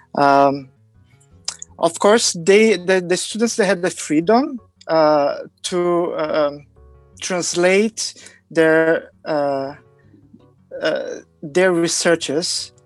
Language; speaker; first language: English; non-native, fluent; Portuguese